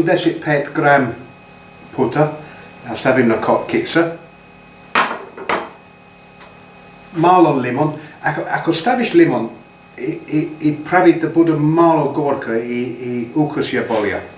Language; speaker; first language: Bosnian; non-native, learner; English